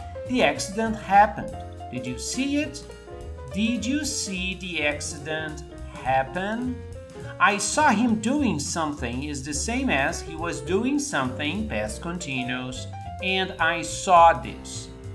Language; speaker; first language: English; non-native, fluent; Portuguese